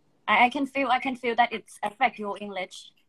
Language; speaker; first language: English; non-native, fluent; Thai